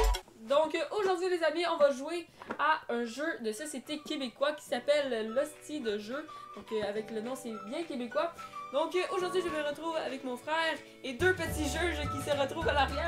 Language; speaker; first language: French; native; French